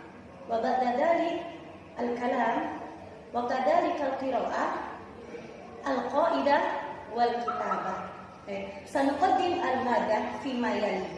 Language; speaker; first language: Arabic; non-native, fluent; Indonesian